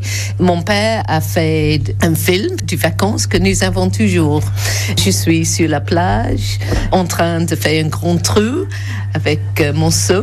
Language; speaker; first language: French; non-native, learner; English